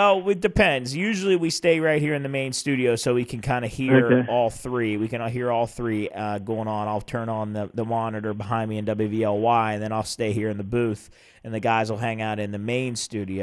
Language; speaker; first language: English; native; English